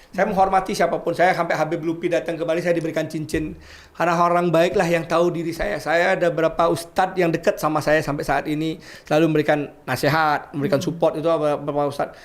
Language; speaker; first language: Indonesian; non-native, local second language; Balinese